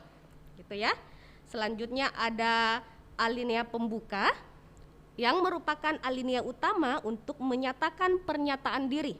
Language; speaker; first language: Indonesian; native; Indonesian